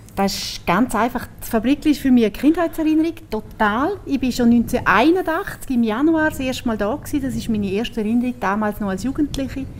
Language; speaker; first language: German; native; German